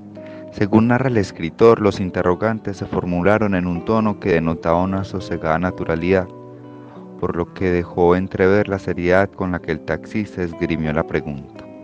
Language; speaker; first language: Spanish; native; Spanish